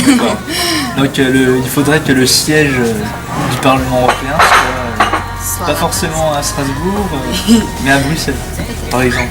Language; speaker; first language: French; native; French